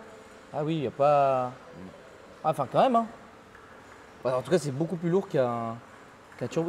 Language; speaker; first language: French; native; French